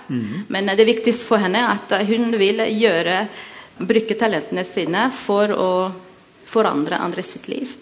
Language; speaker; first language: Norwegian; non-native, learner; Malagasy